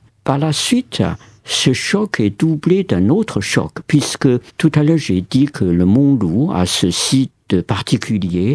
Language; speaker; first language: French; non-native, fluent; Chinese